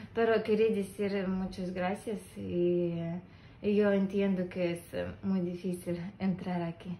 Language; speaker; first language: Spanish; non-native, learner; Russian